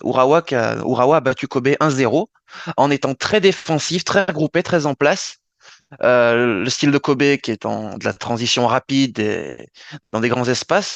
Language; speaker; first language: French; native; French